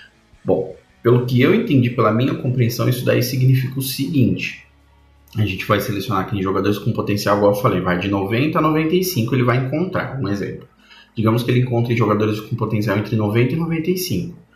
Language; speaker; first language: Portuguese; native; Portuguese